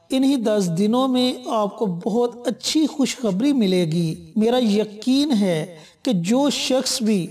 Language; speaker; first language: Urdu; native; Urdu